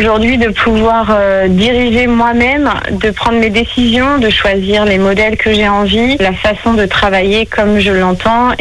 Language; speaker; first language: French; native; French